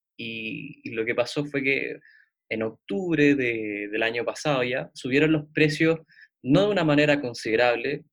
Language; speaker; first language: Spanish; native; Spanish